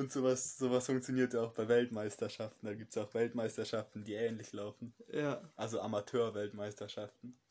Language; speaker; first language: German; native; German